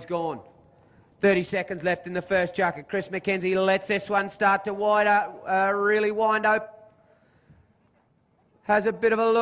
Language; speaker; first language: English; native; English